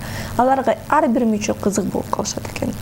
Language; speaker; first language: Kyrgyz; non-native, local second language; Russian